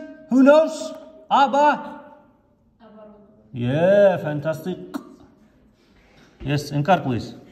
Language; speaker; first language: English; non-native, fluent; Kazakh